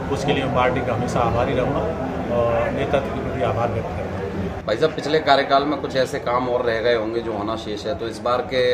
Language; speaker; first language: Hindi; native; Hindi